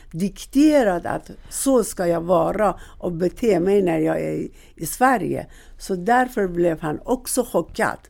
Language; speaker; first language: Swedish; non-native, fluent; Persian